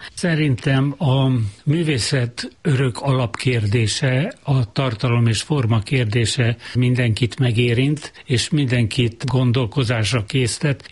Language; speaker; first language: Hungarian; native; Hungarian